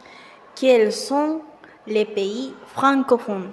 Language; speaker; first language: French; non-native, learner; Spanish